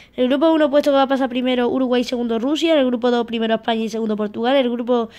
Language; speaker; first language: Spanish; native; Spanish